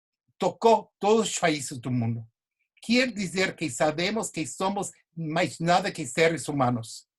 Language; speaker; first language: Portuguese; non-native, fluent; English